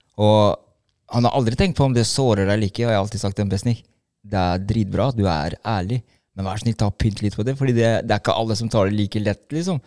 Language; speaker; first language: Norwegian; early bilingual, other home language; Albanian